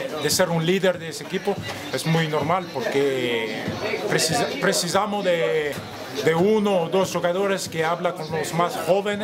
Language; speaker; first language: Spanish; non-native, fluent; Portuguese